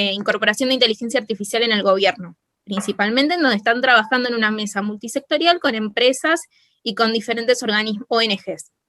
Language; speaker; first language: Spanish; native; Spanish